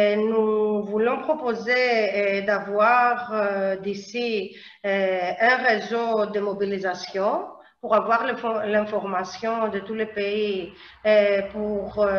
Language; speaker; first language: French; non-native, learner; Spanish